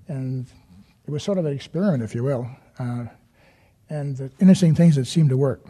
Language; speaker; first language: English; native; English